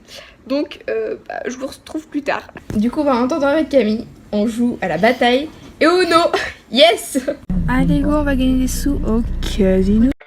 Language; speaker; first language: French; native; French